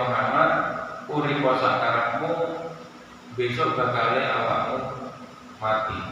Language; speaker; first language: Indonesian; non-native, local second language; Javanese